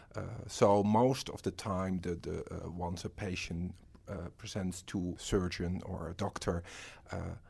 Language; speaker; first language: English; non-native, fluent; Dutch